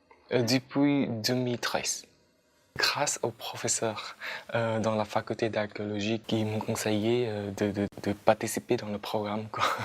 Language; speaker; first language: French; non-native, fluent; Khmer